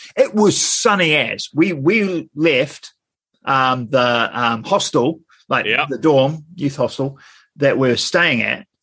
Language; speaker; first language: English; native; English